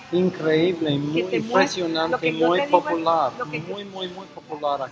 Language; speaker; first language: Spanish; non-native, fluent; English